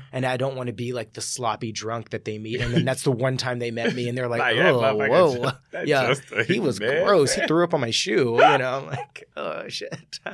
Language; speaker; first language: English; native; English